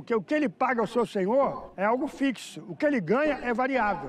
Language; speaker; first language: Portuguese; native; Portuguese